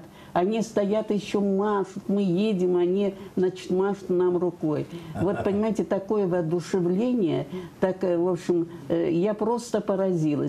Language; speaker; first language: Russian; native; Russian